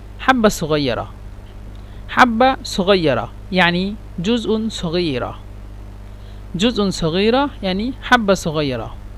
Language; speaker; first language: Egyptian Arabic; non-native, learner; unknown